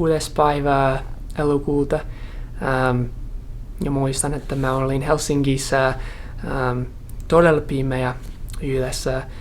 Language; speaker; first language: Finnish; non-native, fluent; English